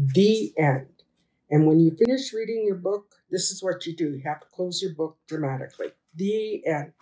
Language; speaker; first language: English; native; English